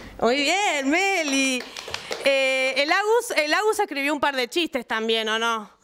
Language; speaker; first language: Spanish; native; Spanish